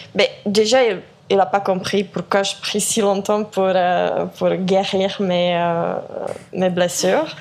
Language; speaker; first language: French; non-native, fluent; Czech